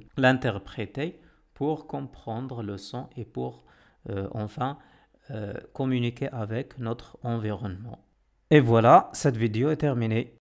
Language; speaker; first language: French; non-native, local second language; Arabic